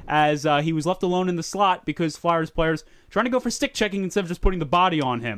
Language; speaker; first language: English; native; English